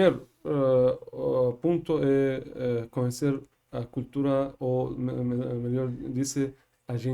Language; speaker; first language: Portuguese; non-native, learner; Persian